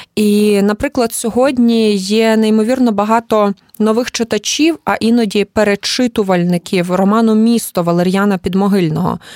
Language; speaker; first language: Ukrainian; native; Ukrainian